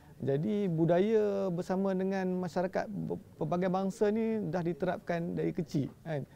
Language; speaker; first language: Malay; native; Malay